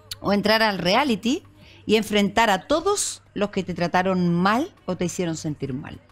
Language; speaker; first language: Spanish; native; Spanish